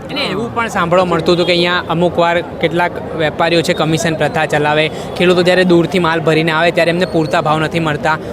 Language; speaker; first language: Gujarati; native; Gujarati